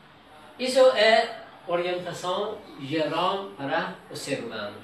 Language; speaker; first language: Portuguese; non-native, learner; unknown